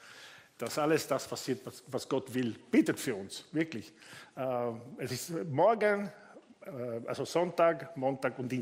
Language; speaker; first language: German; non-native, fluent; Italian